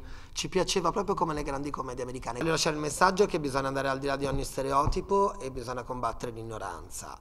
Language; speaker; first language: Italian; native; Italian